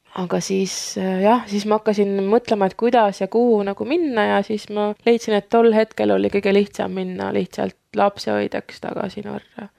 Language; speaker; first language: Estonian; native; Estonian